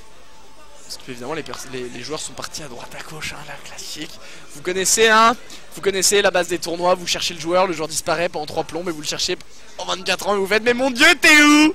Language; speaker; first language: French; native; French